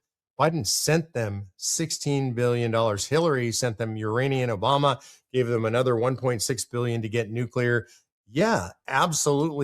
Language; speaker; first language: English; native; English